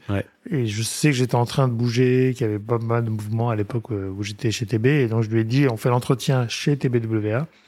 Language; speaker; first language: French; native; French